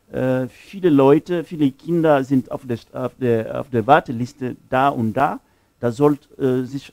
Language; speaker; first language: German; non-native, fluent; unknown